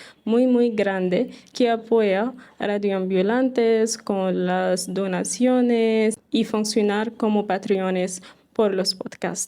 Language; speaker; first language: Spanish; non-native, fluent; Arabic